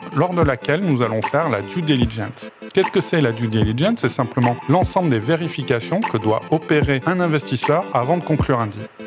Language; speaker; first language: French; native; French